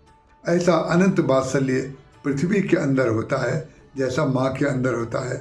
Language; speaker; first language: Hindi; native; Hindi